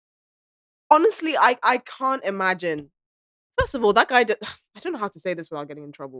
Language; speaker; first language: English; non-native, local second language; Akan